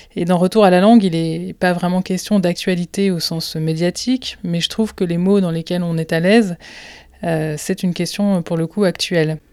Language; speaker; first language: French; native; French